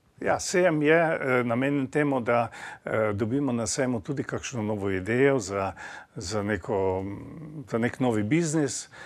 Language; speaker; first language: Slovenian; native; Slovenian